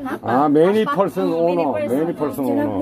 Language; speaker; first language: English; non-native, learner; Korean